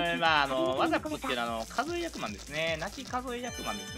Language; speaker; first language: Japanese; native; Japanese